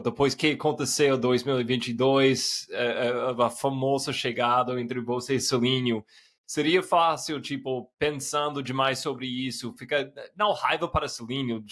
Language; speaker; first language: Portuguese; non-native, fluent; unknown